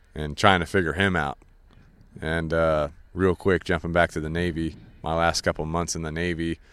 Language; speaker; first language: English; native; English